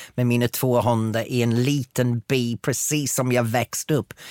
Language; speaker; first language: Swedish; non-native, fluent; English